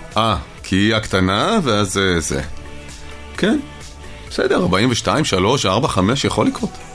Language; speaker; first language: Hebrew; native; Hebrew